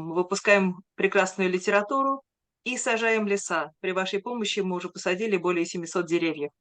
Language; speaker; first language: Russian; native; Russian